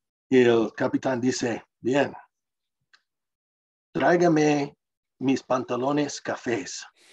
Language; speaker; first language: Spanish; non-native, fluent; English